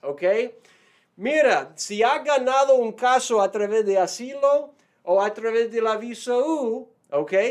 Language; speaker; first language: Spanish; non-native, fluent; English